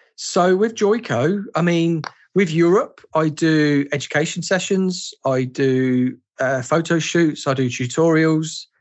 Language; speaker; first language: English; native; English